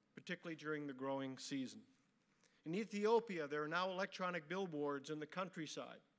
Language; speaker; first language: English; native; English